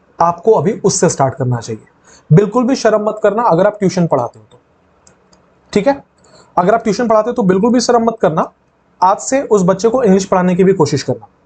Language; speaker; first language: Hindi; native; Hindi